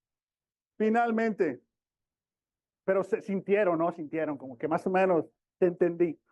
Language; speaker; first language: Spanish; early bilingual, heritage; Spanish